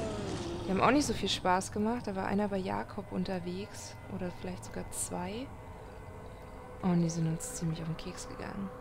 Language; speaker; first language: German; native; German